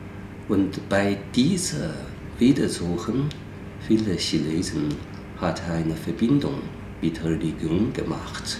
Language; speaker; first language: German; non-native, fluent; Chinese